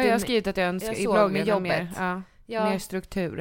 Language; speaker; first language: Swedish; native; Swedish